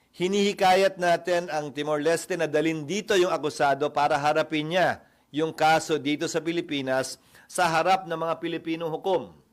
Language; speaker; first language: Filipino; native; Filipino